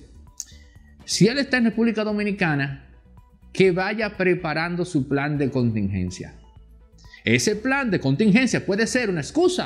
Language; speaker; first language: Spanish; native; Spanish